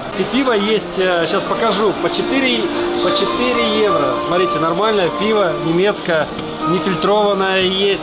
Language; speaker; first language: Russian; native; Russian